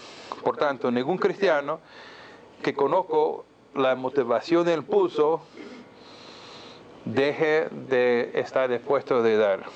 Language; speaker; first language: Spanish; non-native, fluent; English